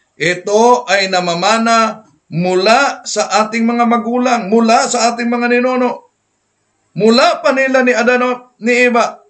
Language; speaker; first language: Filipino; non-native, local second language; Cebuano